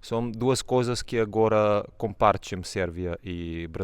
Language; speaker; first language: Portuguese; non-native, fluent; Serbian